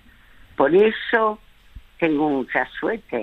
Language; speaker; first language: Spanish; early bilingual, other home language; French